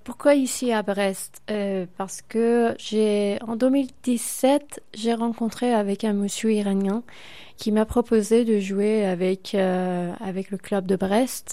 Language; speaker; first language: French; non-native, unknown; Persian